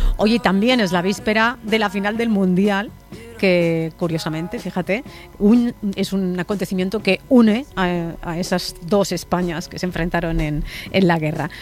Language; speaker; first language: Spanish; native; Spanish